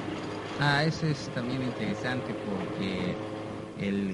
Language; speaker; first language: Spanish; non-native, fluent; Russian